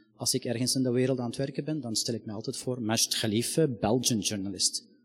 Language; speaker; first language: Dutch; non-native, fluent; Arabic